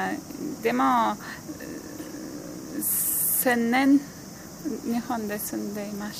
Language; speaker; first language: Japanese; non-native, learner; Uzbek